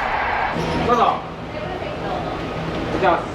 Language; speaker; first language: Japanese; native; Japanese